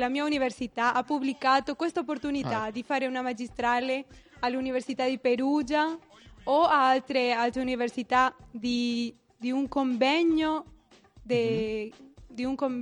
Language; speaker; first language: Italian; non-native, fluent; Spanish